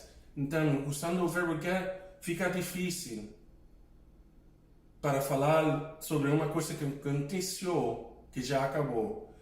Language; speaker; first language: Portuguese; non-native, fluent; English